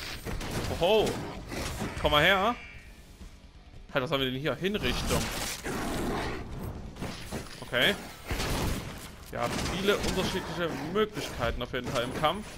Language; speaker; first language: German; native; German